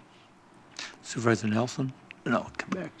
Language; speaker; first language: English; native; English